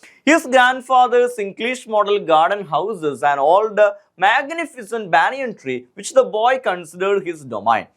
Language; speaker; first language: English; non-native, local second language; Malayalam